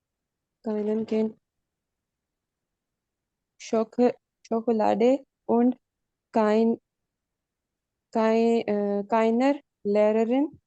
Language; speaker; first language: German; non-native, learner; Urdu